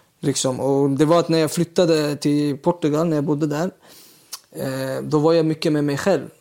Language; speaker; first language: Swedish; early bilingual, other home language; Uyghur